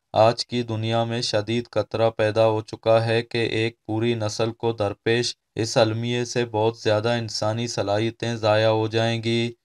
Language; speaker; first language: Urdu; non-native, local second language; Baluchi